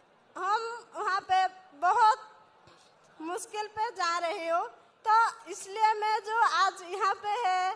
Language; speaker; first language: Hindi; non-native, local second language; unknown